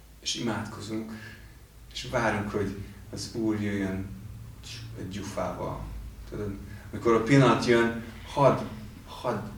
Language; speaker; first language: Hungarian; non-native, fluent; English